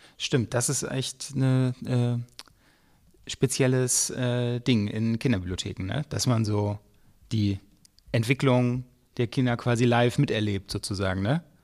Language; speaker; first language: German; native; German